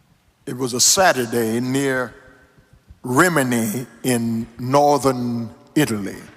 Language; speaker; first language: English; native; English